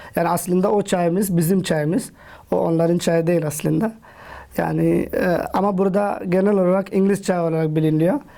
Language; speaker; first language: Turkish; non-native, fluent; Urdu